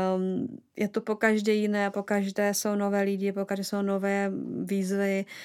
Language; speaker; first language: Czech; non-native, fluent; Russian